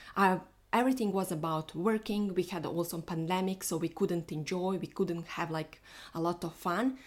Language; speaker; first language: English; non-native, fluent; Bosnian